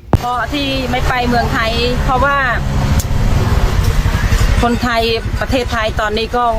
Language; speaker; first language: Thai; non-native, fluent; Khmer